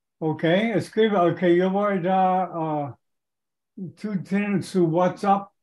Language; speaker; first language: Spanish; non-native, learner; English